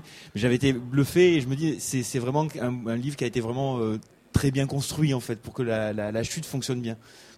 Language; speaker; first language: French; native; French